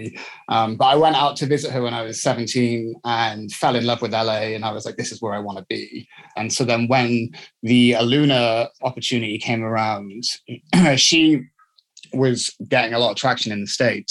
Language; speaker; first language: English; native; English